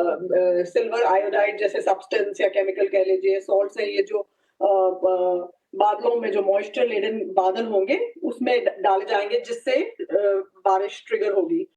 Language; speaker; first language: Hindi; native; Hindi